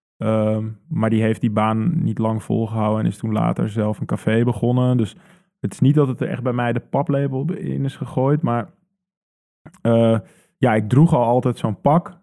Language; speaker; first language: Dutch; native; Dutch